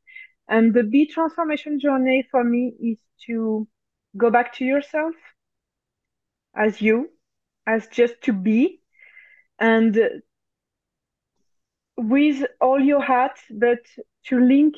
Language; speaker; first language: English; non-native, fluent; French